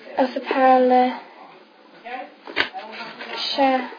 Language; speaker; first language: French; non-native, learner; English